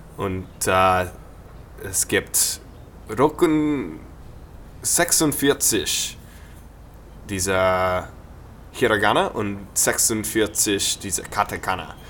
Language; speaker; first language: German; non-native, learner; English